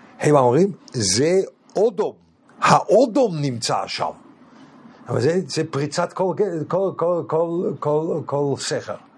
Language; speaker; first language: Hebrew; non-native, fluent; English